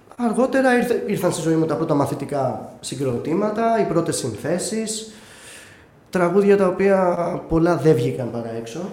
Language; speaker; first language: Greek; native; Greek